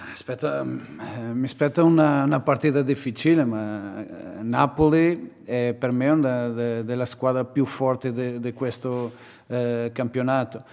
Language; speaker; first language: Italian; non-native, learner; Portuguese